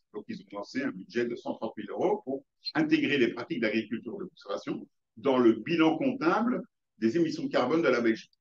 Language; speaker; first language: French; native; French